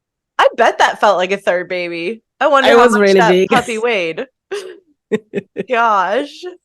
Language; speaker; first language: English; native; English